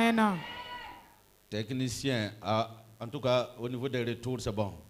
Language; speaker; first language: French; non-native, local second language; Mossi